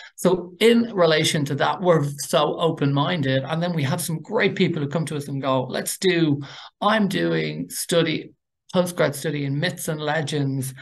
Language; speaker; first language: English; native; English